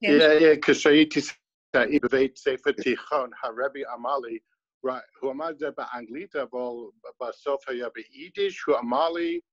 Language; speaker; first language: Hebrew; non-native, fluent; English